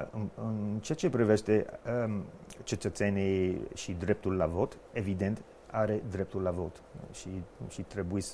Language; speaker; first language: Romanian; non-native, fluent; English